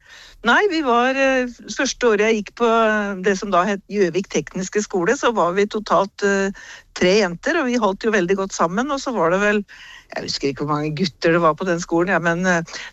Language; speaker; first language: Norwegian; native; Norwegian